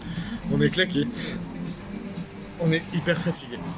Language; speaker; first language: French; native; French